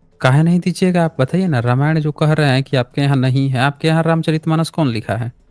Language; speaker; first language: Hindi; native; Hindi